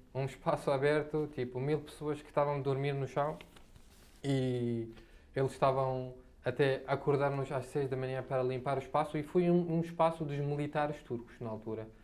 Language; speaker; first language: Portuguese; non-native, fluent; Arabic